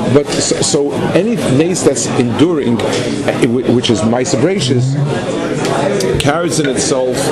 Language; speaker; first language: English; native; English